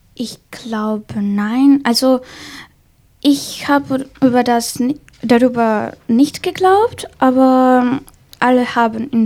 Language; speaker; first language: German; non-native, learner; Ukrainian